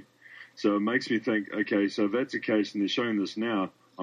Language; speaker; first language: English; native; English